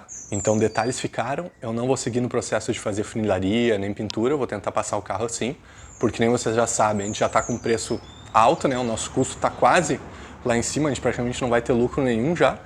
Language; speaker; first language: Portuguese; native; Portuguese